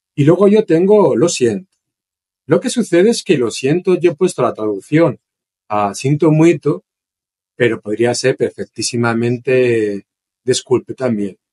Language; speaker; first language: Spanish; native; Spanish